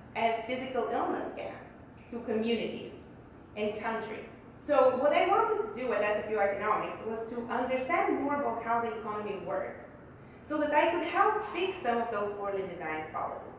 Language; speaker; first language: English; early bilingual, other home language; Bulgarian